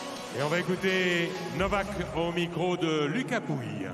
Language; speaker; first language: French; native; French